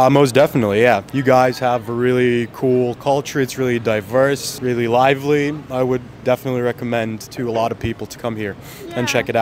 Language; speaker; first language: English; non-native, fluent; Macedonian